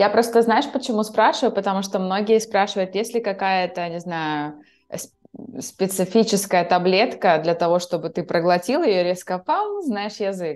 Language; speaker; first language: Russian; native; Russian